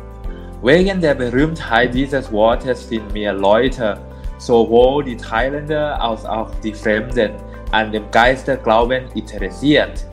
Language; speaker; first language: German; non-native, learner; Thai